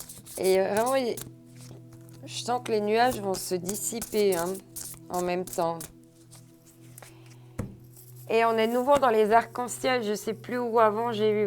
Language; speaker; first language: French; native; French